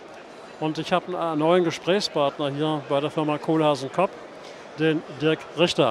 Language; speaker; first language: German; native; German